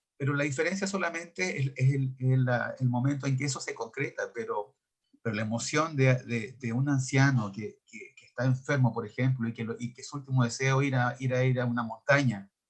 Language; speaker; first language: Spanish; native; Spanish